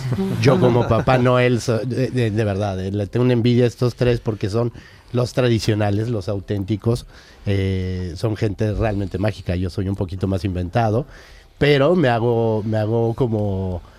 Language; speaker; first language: Spanish; native; Spanish